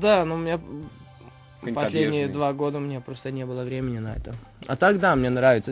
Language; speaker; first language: Russian; early bilingual, heritage; Russian